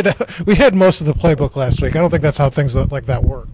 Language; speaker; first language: English; native; English